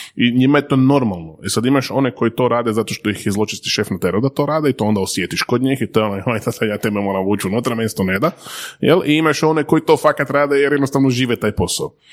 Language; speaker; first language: Croatian; native; Croatian